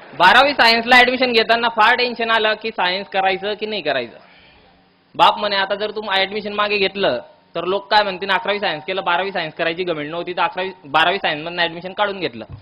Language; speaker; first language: Marathi; native; Marathi